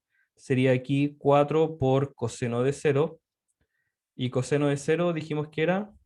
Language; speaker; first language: Spanish; native; Spanish